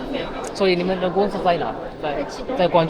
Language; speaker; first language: Chinese; non-native, learner; Amharic